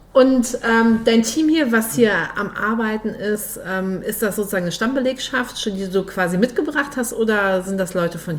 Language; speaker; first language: German; native; German